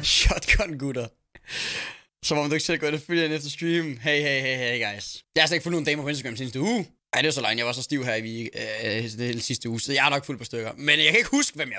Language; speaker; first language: Danish; native; Danish